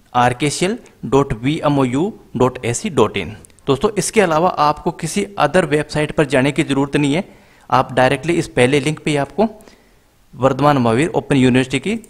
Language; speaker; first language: Hindi; native; Hindi